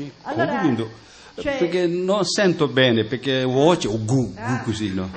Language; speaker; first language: Italian; non-native, learner; Tibetan